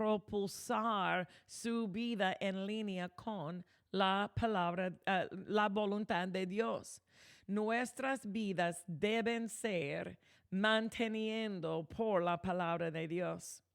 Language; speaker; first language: Spanish; non-native, fluent; English